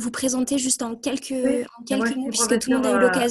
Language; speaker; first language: French; native; French